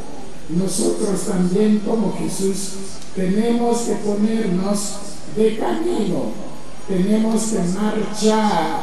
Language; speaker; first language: Spanish; non-native, fluent; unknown